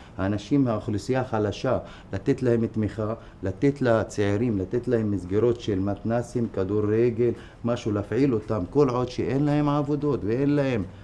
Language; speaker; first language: Hebrew; non-native, local second language; Arabic